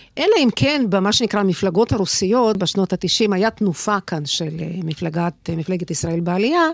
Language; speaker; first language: Hebrew; non-native, fluent; Russian